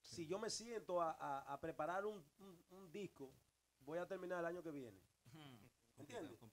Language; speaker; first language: Spanish; early bilingual, heritage; Spanish